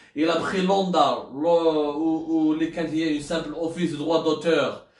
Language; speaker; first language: French; non-native, local second language; Arabic